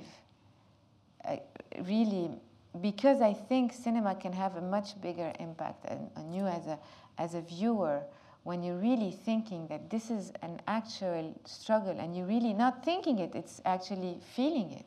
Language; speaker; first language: English; non-native, fluent; Arabic